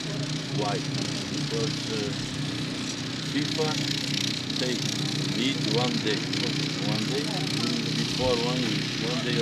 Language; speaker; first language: English; non-native, learner; Portuguese